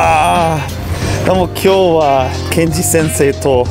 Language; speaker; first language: Japanese; non-native, learner; English